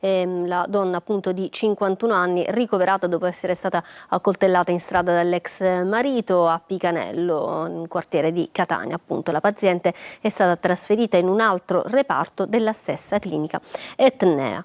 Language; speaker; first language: Italian; native; Italian